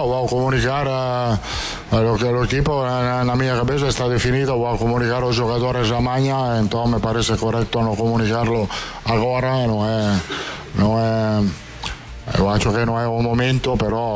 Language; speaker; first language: Portuguese; non-native, fluent; Italian